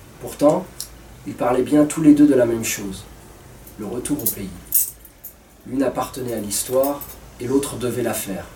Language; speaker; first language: French; native; French